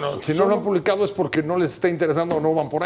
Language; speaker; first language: Spanish; native; Spanish